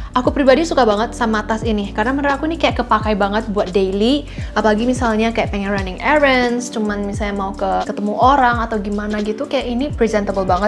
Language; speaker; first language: Indonesian; native; Indonesian